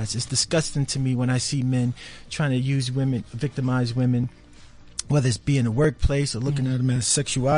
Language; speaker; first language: English; native; English